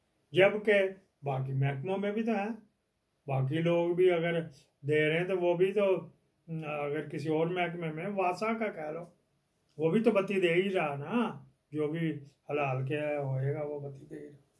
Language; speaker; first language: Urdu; non-native, local second language; Punjabi